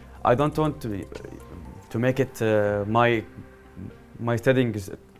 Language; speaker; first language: English; non-native, learner; Arabic